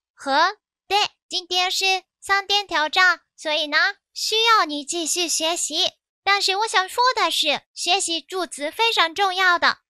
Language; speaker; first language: Chinese; non-native, fluent; Japanese